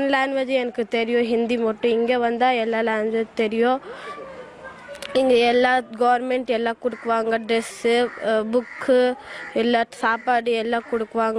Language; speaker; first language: Tamil; early bilingual, other home language; Hindi